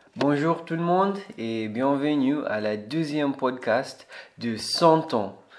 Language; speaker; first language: French; non-native, fluent; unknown